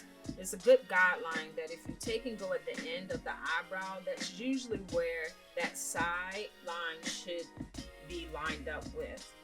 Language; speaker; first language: English; native; English